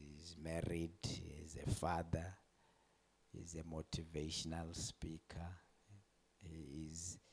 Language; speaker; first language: English; non-native, local second language; Xhosa